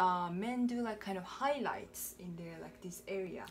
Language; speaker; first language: English; non-native, fluent; Turkish